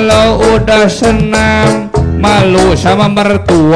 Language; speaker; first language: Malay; non-native, local second language; Sundanese